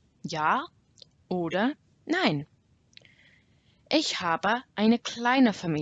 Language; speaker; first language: German; non-native, learner; English